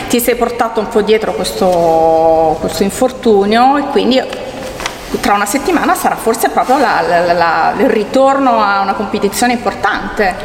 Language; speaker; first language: Italian; native; Italian